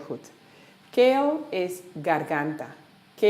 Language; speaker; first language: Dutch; non-native, local second language; Papiamento